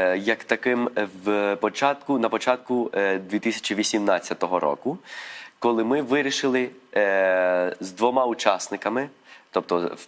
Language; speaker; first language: Ukrainian; non-native, fluent; Spanish